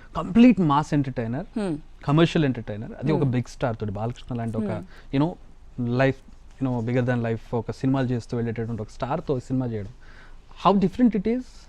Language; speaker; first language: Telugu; native; Telugu